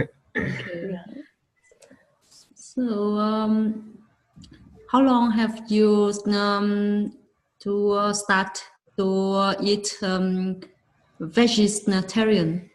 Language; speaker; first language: English; non-native, learner; Vietnamese